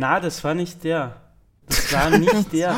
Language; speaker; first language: German; native; German